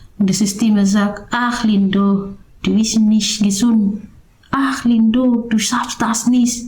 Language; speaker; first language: German; non-native, learner; Indonesian